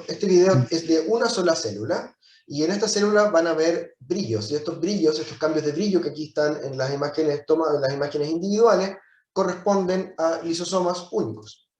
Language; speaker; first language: Spanish; native; Spanish